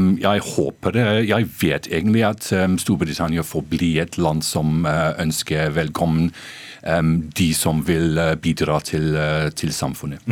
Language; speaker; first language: Norwegian; non-native, fluent; English